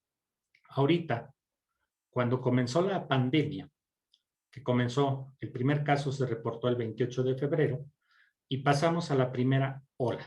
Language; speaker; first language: Spanish; native; Spanish